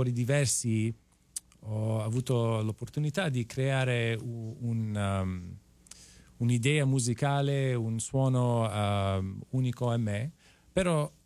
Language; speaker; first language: Italian; non-native, fluent; English